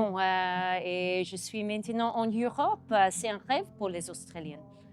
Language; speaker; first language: French; non-native, learner; English